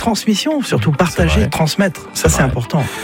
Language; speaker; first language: French; native; French